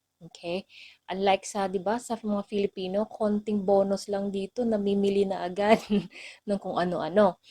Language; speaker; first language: Filipino; non-native, local second language; Cebuano